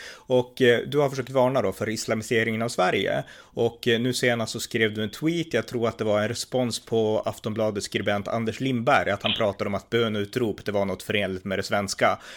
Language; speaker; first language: Swedish; native; Swedish